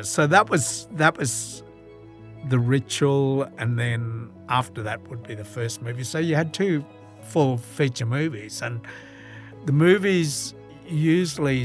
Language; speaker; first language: English; native; English